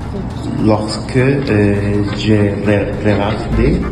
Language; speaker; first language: French; non-native, learner; Spanish